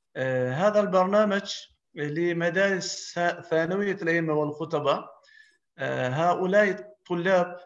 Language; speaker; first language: Arabic; non-native, fluent; Turkish